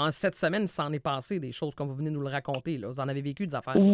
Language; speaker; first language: French; native; French